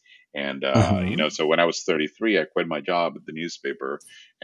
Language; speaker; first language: English; non-native, fluent; Spanish